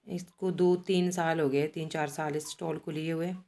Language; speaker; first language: Hindi; native; Hindi